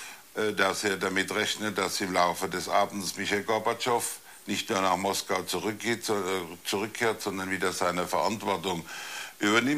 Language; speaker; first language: German; native; German